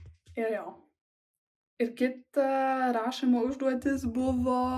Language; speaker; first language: Lithuanian; non-native, learner; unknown